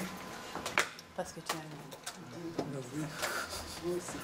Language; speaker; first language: French; non-native, fluent; Italian